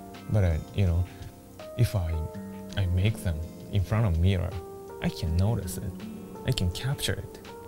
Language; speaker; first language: English; non-native, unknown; Japanese